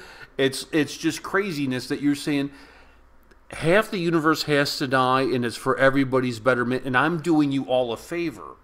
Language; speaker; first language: English; native; English